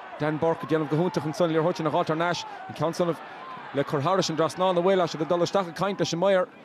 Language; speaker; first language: Irish; native; Irish